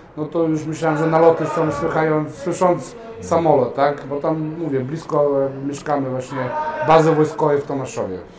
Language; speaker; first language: Polish; early bilingual, heritage; Serbian